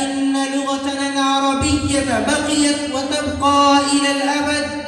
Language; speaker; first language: Arabic; non-native, learner; Urdu